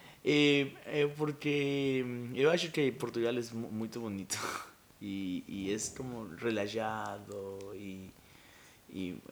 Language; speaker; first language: Portuguese; non-native, fluent; Spanish